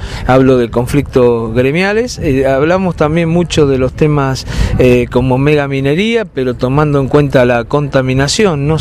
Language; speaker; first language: Spanish; native; Spanish